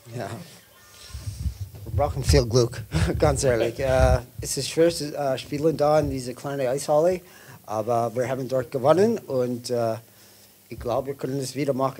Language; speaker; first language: German; non-native, learner; English